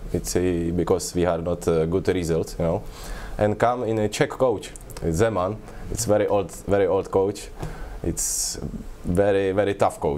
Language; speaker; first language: English; non-native, learner; Czech